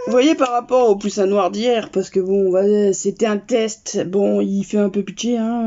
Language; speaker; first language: French; native; French